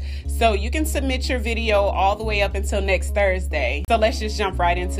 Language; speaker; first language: English; native; English